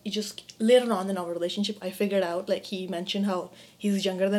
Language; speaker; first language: English; non-native, local second language; Urdu